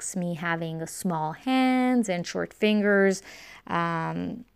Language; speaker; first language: English; non-native, fluent; Romanian